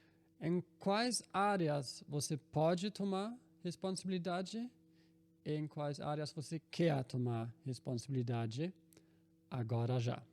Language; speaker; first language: Portuguese; non-native, fluent; German